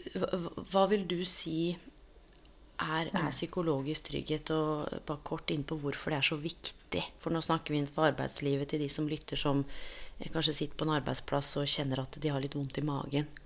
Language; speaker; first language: Norwegian; native; Norwegian